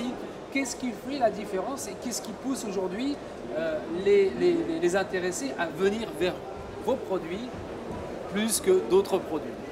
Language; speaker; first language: French; native; French